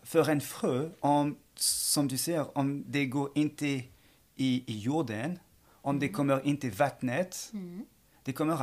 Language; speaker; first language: Swedish; non-native, fluent; French